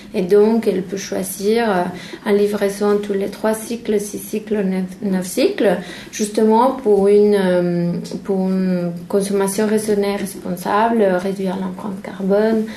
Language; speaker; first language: French; non-native, fluent; Spanish